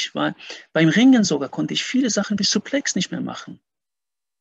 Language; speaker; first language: German; non-native, fluent; Persian